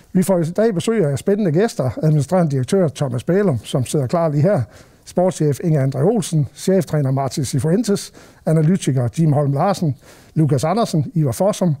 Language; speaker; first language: Danish; native; Danish